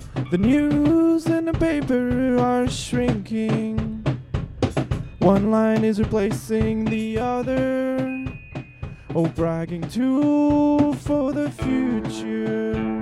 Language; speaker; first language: English; non-native, fluent; French